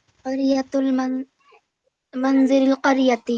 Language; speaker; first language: Arabic; non-native, learner; Bangla